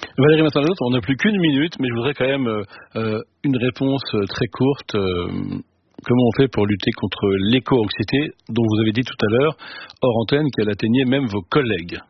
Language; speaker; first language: French; native; French